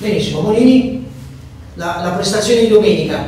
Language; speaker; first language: Italian; native; Italian